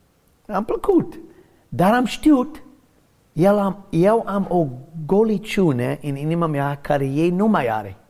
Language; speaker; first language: Romanian; non-native, learner; English